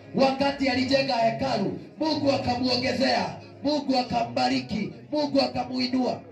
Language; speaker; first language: English; non-native, local second language; Kikuyu